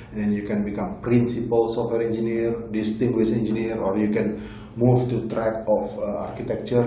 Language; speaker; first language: English; non-native, fluent; Indonesian